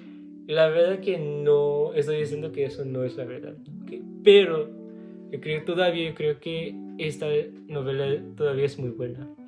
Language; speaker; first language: Spanish; non-native, learner; English